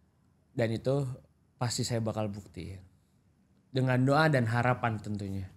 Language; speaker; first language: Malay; non-native, local second language; Indonesian